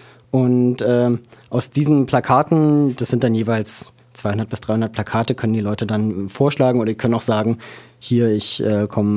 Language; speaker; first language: German; native; German